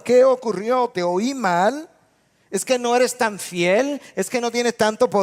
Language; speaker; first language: Spanish; native; Spanish